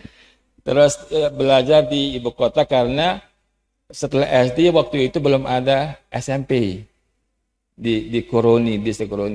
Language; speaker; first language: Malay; non-native, fluent; Javanese